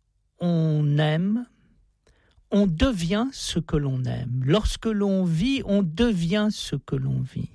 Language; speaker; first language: French; native; French